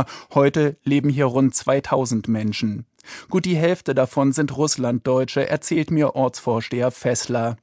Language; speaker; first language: German; native; German